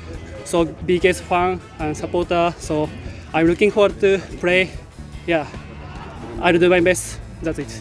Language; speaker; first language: English; non-native, learner; Japanese